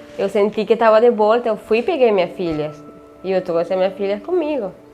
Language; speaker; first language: Portuguese; non-native, learner; Spanish